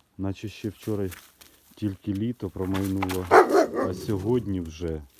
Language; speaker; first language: Ukrainian; non-native, local second language; Russian